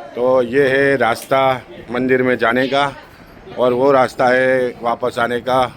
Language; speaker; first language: Hindi; non-native, local second language; Gujarati